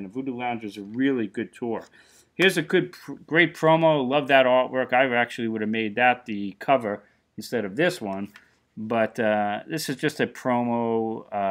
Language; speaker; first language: English; native; English